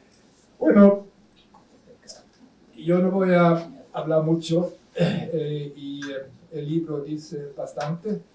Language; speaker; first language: Spanish; non-native, fluent; Swedish